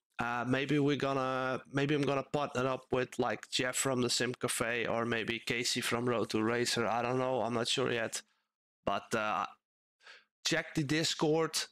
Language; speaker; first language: English; non-native, fluent; Dutch